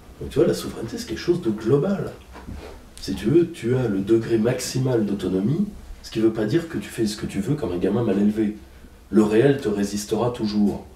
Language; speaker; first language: French; native; French